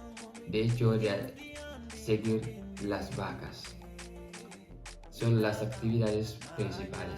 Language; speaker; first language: Spanish; non-native, fluent; Fula